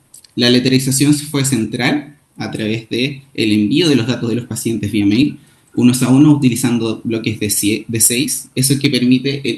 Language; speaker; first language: Spanish; native; Spanish